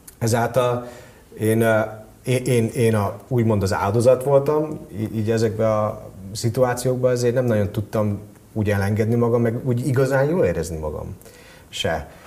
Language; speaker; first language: Hungarian; early bilingual, heritage; Hungarian